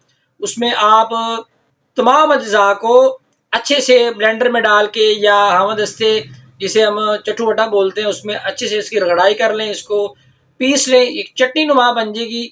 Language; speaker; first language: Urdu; non-native, local second language; Punjabi